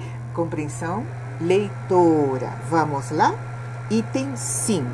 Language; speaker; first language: Portuguese; non-native, fluent; Spanish